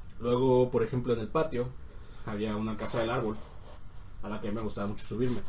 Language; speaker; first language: Spanish; native; Spanish